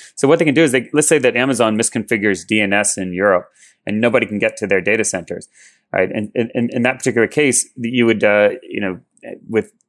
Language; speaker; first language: English; native; English